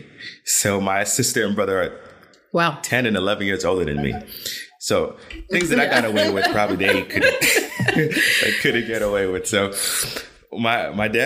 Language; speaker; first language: English; native; English